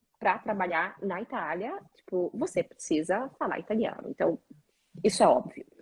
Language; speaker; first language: Portuguese; native; Portuguese